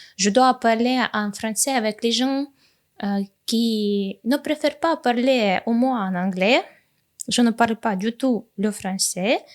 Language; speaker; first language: French; non-native, learner; Ukrainian